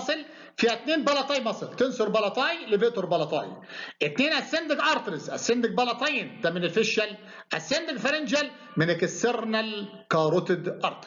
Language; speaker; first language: Arabic; native; Arabic